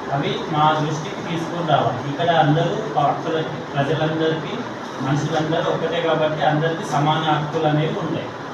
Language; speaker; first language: Telugu; native; Telugu